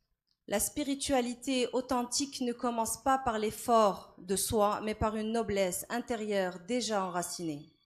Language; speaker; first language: French; non-native, local second language; Arabic